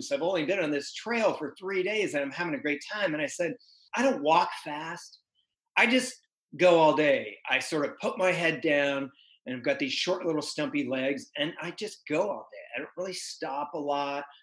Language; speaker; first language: English; native; English